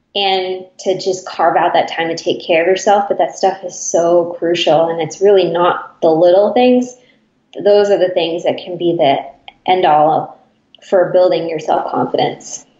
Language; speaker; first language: English; native; English